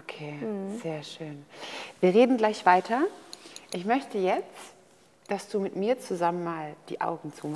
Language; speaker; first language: German; native; German